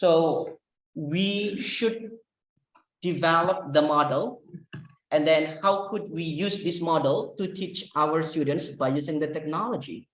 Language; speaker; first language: English; non-native, fluent; Indonesian